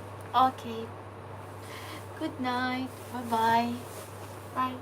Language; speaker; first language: English; non-native, learner; Ukrainian